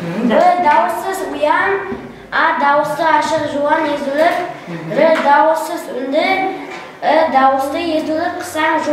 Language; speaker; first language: Kazakh; non-native, local second language; Uzbek